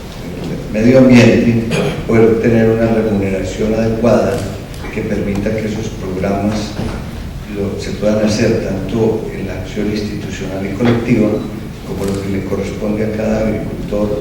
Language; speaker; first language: Spanish; native; Spanish